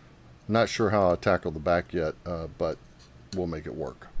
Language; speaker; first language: English; native; English